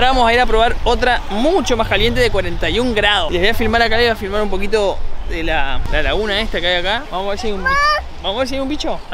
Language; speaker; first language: Spanish; native; Spanish